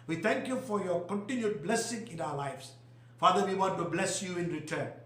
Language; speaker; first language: English; non-native, local second language; Tamil